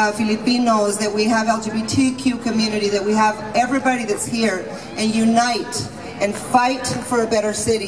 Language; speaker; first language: English; early bilingual, other home language; Spanish